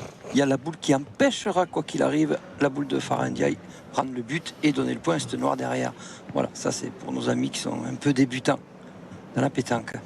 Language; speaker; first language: French; native; French